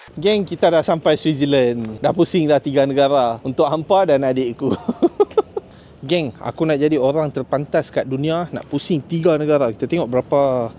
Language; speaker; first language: Malay; native; Malay